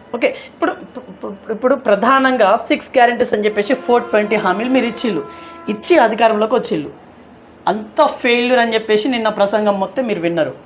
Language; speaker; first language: Telugu; native; Telugu